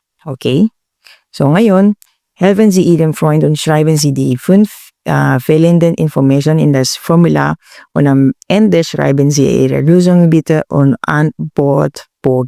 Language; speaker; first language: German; non-native, learner; Filipino